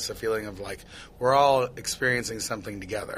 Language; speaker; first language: English; native; English